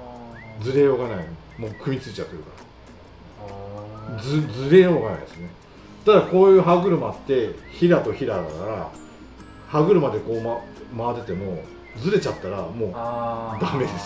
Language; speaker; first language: Japanese; native; Japanese